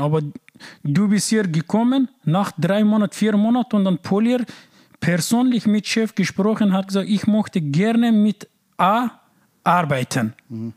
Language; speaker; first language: German; non-native, learner; Persian